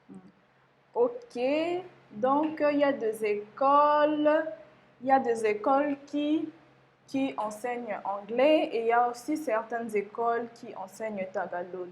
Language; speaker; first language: French; non-native, local second language; Lingala